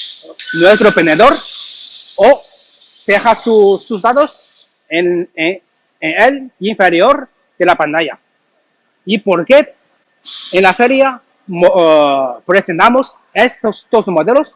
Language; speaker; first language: Spanish; non-native, learner; Chinese